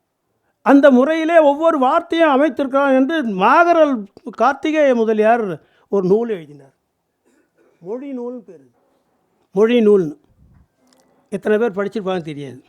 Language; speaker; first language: Tamil; native; Tamil